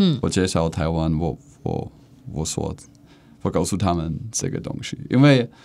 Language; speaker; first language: Chinese; non-native, learner; Czech